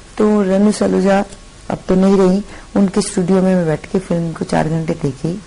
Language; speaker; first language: Hindi; non-native, local second language; Bangla